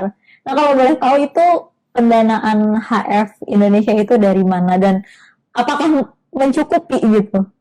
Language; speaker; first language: Indonesian; native; Indonesian